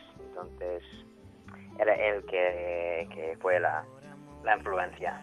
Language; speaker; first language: Spanish; non-native, fluent; English